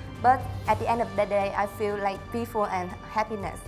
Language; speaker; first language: English; non-native, learner; Vietnamese